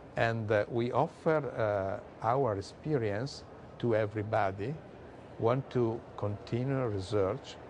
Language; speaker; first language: English; non-native, learner; Italian